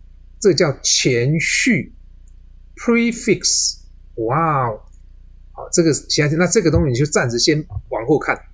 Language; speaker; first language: Chinese; native; Chinese